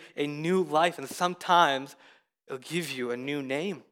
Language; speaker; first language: English; early bilingual, other home language; Hindi